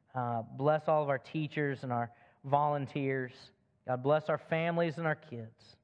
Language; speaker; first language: English; native; English